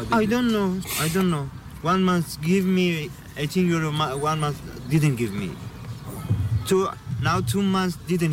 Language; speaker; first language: English; non-native, learner; Persian